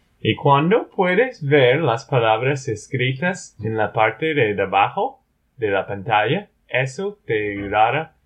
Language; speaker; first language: Spanish; non-native, learner; English